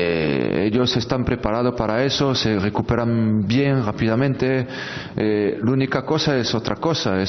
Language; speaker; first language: Spanish; non-native, fluent; French